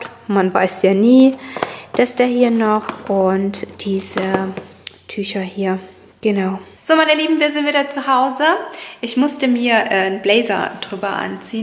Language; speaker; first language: German; native; German